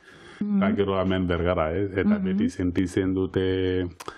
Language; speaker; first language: Basque; non-native, local second language; Spanish